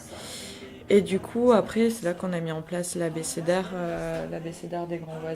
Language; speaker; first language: French; native; French